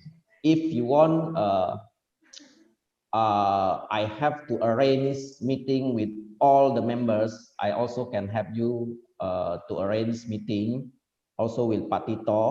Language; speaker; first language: English; non-native, fluent; Indonesian